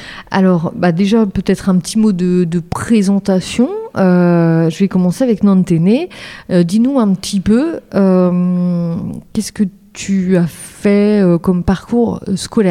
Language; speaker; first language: French; native; French